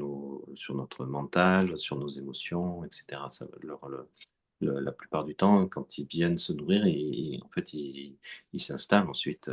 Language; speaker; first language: French; native; French